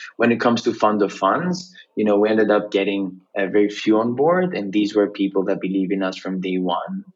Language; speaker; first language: English; non-native, fluent; Greek